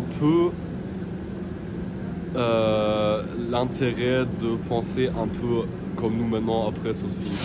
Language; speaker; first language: French; non-native, fluent; German